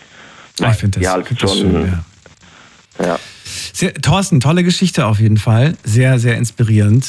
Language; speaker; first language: German; native; German